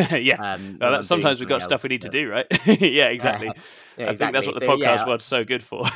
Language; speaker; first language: English; native; English